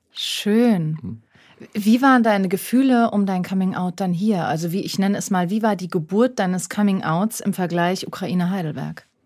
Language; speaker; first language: German; native; German